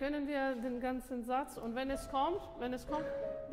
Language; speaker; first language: German; non-native, fluent; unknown